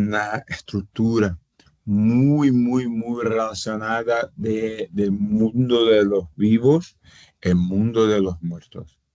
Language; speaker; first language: Spanish; non-native, fluent; Portuguese